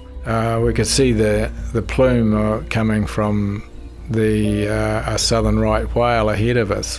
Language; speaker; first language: English; native; English